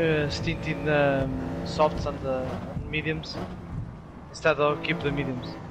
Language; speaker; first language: English; non-native, fluent; Portuguese